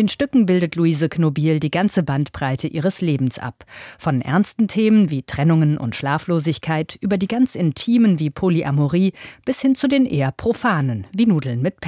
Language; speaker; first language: German; native; German